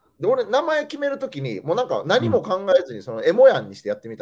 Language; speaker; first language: Japanese; native; Japanese